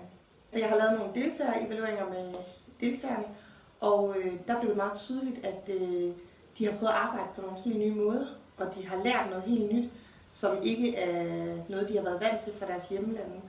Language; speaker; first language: Danish; native; Danish